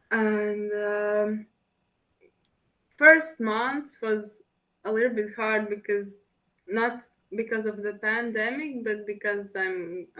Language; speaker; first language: English; non-native, fluent; Latvian